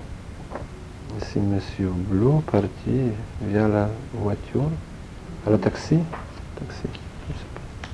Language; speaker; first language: French; non-native, learner; Polish